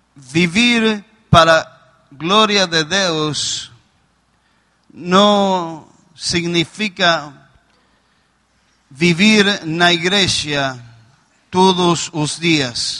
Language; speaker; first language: Portuguese; non-native, learner; Spanish